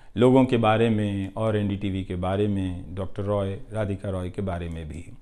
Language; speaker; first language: Hindi; non-native, local second language; Bhojpuri